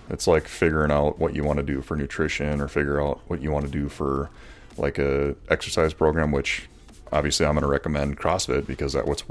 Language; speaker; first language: English; native; English